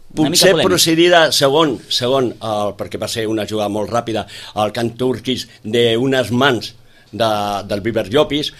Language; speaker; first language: Catalan; native; Catalan